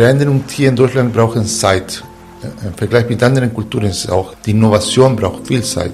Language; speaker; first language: German; non-native, fluent; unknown